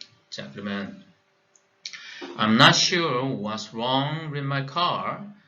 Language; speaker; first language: English; non-native, fluent; Korean